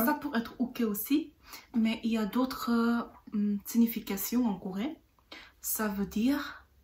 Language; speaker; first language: French; non-native, learner; Korean